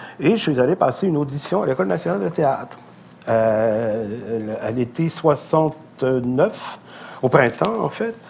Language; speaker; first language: French; native; French